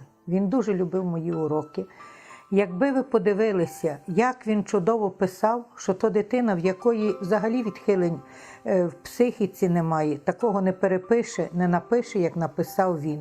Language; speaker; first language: Ukrainian; native; Ukrainian